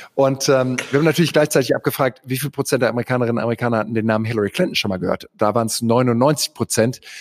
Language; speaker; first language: German; native; German